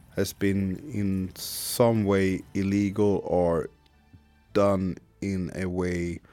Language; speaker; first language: English; non-native, fluent; Swedish